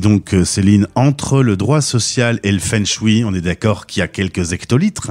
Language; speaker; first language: French; native; French